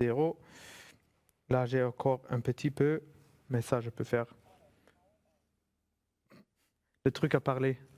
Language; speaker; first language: French; non-native, fluent; German